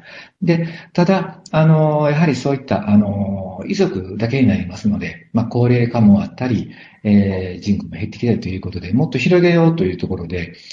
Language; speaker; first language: Japanese; native; Japanese